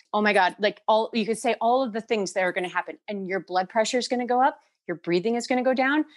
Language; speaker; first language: English; native; English